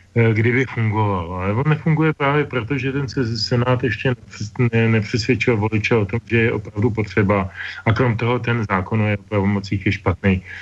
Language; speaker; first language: Czech; native; Czech